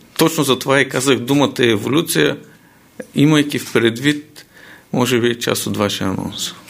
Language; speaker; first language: Bulgarian; non-native, local second language; Turkish